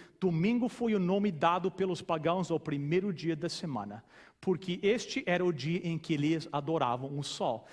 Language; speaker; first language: Portuguese; non-native, fluent; English